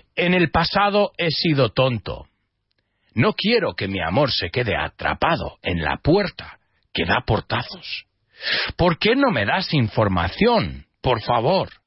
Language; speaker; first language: Spanish; non-native, fluent; English